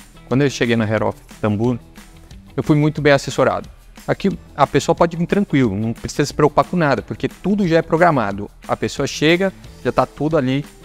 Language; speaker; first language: Portuguese; native; Portuguese